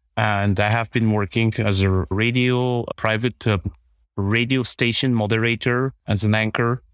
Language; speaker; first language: English; non-native, fluent; Bulgarian